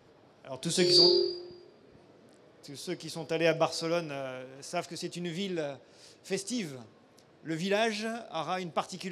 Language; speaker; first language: French; native; French